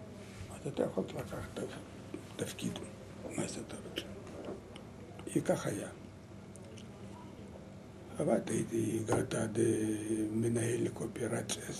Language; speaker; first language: Hebrew; non-native, learner; Lithuanian